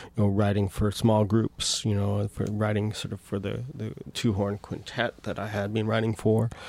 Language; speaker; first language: English; native; English